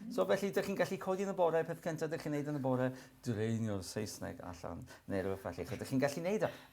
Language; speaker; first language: Welsh; native; Welsh